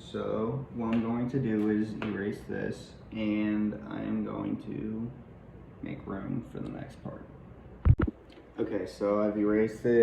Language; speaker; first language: English; native; English